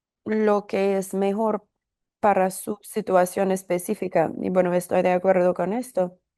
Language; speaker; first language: Spanish; non-native, fluent; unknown